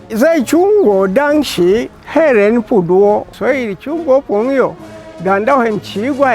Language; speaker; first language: Chinese; non-native, fluent; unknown